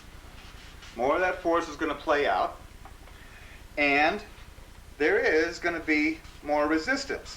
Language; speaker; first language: English; native; English